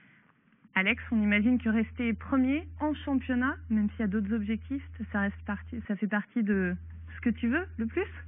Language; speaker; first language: French; native; French